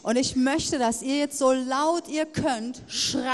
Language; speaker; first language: German; native; German